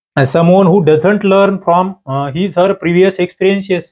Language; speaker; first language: English; non-native, local second language; Marathi